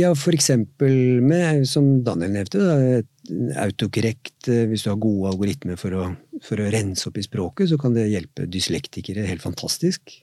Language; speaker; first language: Norwegian; native; Norwegian